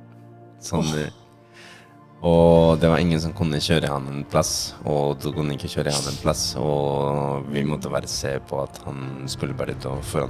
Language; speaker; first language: Norwegian; non-native, fluent; Spanish